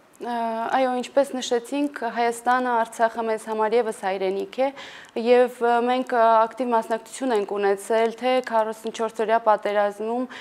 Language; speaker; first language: Armenian; non-native, local second language; Assyrian Neo-Aramaic